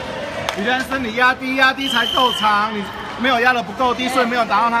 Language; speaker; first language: Chinese; native; Chinese